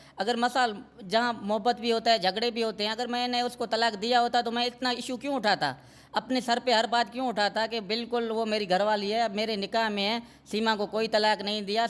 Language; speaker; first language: Urdu; non-native, local second language; Sindhi